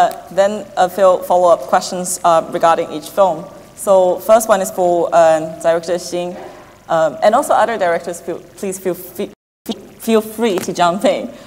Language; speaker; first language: English; non-native, fluent; Chinese